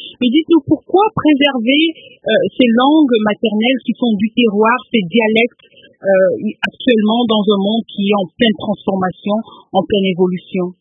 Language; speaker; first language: French; non-native, local second language; Lingala